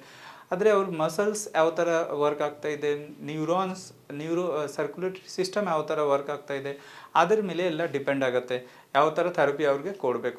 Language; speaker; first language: Kannada; non-native, local second language; Hindi